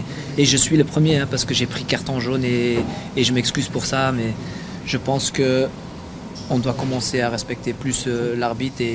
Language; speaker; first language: French; non-native, fluent; Dutch